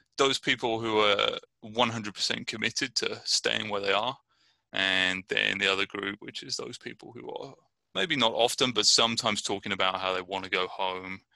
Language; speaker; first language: English; native; English